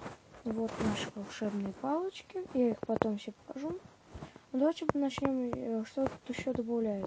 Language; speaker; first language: Russian; native; Russian